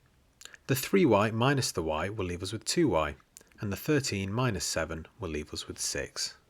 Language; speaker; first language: English; native; English